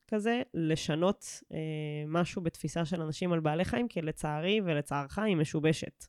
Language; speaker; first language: Hebrew; native; Hebrew